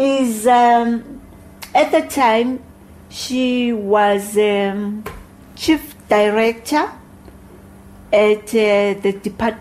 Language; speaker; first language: English; non-native, local second language; Zulu